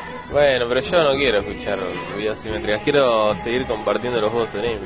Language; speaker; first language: Spanish; native; Spanish